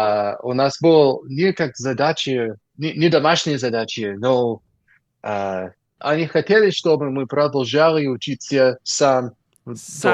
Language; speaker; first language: Russian; non-native, learner; English